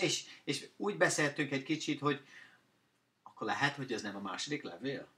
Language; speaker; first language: Hungarian; non-native, fluent; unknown